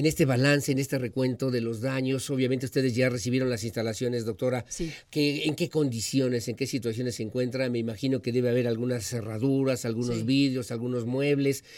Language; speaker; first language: Spanish; native; Spanish